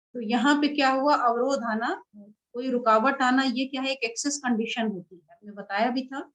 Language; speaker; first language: Hindi; native; Hindi